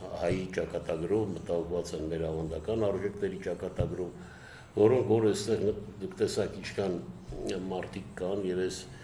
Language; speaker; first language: Armenian; native; Armenian